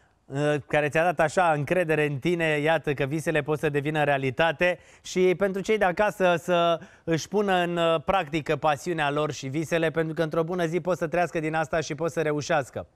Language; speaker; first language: Romanian; native; Romanian